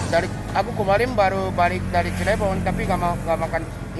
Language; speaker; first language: Indonesian; non-native, learner; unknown